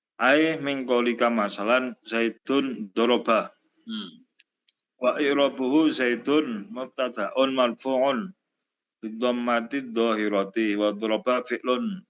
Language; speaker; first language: Arabic; non-native, learner; Indonesian